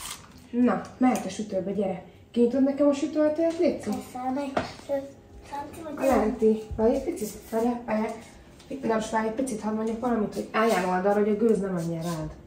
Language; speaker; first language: Hungarian; native; Hungarian